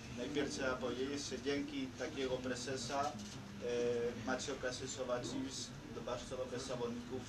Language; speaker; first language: Polish; non-native, learner; Spanish